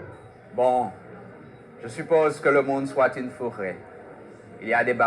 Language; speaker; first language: French; native; French